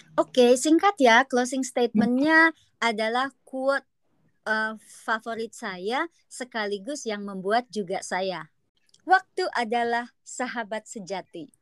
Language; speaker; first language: Indonesian; native; Indonesian